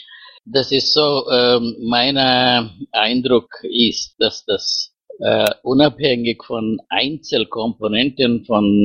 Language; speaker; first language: German; non-native, fluent; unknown